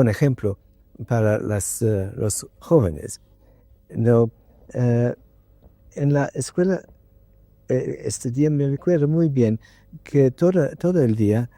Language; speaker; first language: Spanish; non-native, learner; English